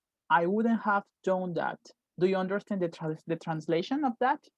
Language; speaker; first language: English; non-native, fluent; Spanish